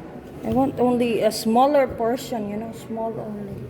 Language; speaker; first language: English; non-native, learner; Filipino